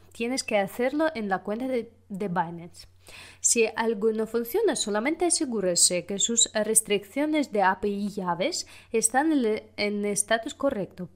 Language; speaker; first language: Spanish; non-native, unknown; Russian